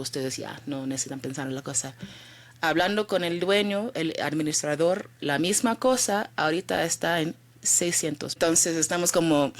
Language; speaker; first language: Spanish; early bilingual, heritage; Spanish